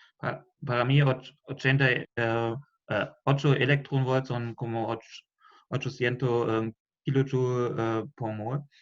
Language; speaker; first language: Spanish; non-native, fluent; German